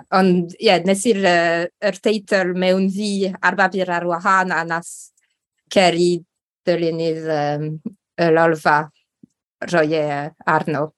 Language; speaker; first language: Welsh; non-native, local second language; English